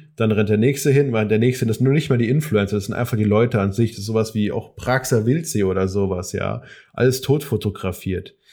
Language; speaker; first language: German; native; German